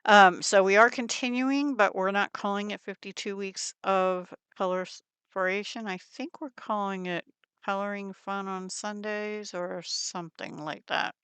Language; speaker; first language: English; native; English